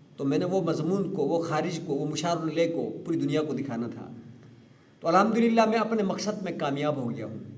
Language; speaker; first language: Urdu; non-native, local second language; Sicilian